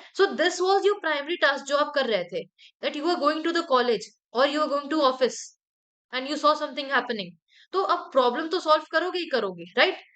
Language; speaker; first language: Hindi; native; Hindi